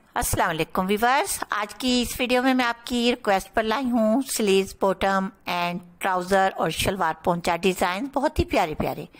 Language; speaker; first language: Urdu; native; Urdu